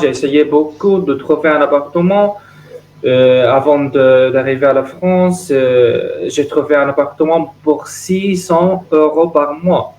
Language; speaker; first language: French; non-native, learner; Arabic